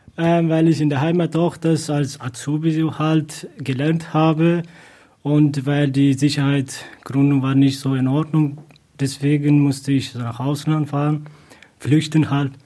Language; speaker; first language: German; non-native, learner; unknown